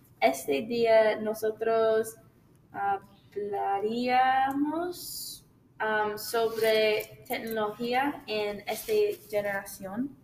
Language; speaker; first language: Spanish; non-native, learner; English